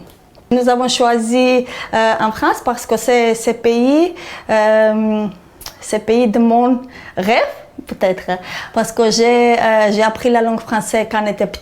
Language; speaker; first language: French; non-native, learner; Armenian